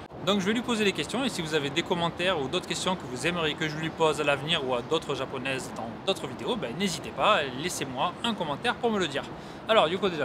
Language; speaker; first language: French; native; French